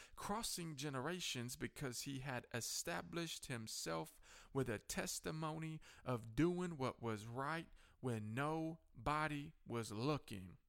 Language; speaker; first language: English; native; English